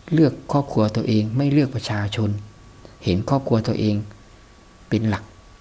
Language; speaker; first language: Thai; native; Thai